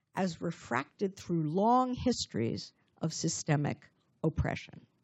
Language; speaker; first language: English; native; English